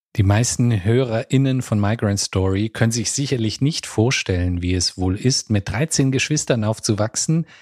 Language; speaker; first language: German; native; German